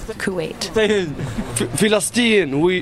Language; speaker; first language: French; non-native, learner; Arabic